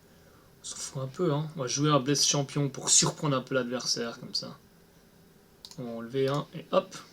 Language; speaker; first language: French; native; French